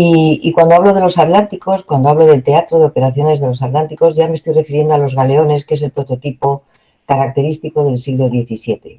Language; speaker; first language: Spanish; native; Spanish